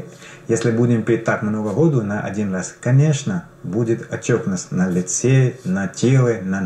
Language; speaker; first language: Russian; non-native, learner; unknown